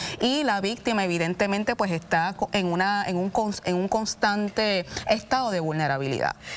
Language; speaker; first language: Spanish; native; Spanish